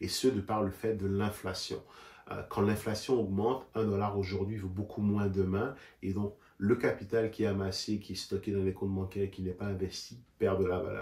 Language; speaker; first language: French; native; French